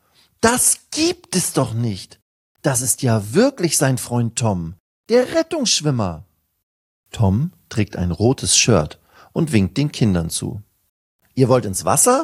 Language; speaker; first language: German; native; German